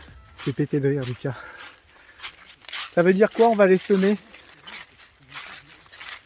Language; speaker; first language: French; native; French